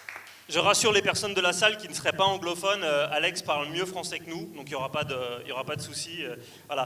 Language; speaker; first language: French; native; French